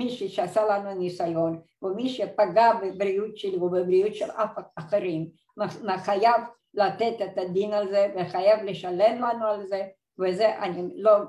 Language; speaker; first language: Hebrew; non-native, fluent; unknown